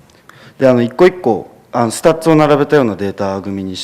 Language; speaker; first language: Japanese; native; Japanese